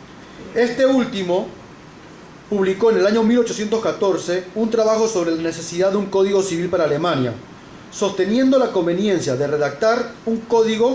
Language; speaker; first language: Spanish; native; Spanish